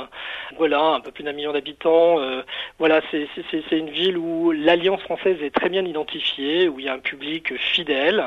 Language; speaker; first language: French; native; French